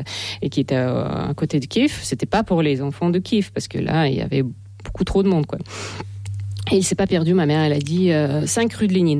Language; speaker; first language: French; non-native, fluent; Ukrainian